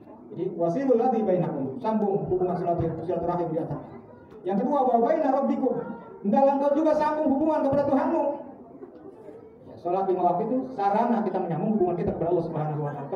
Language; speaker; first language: Indonesian; native; Indonesian